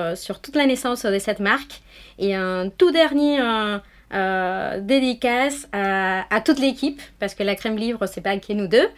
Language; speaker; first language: French; non-native, fluent; Spanish